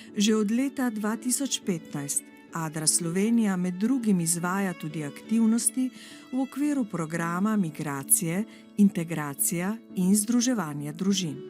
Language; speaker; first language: Slovenian; native; Slovenian